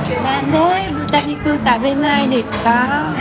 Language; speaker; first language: Japanese; non-native, learner; Vietnamese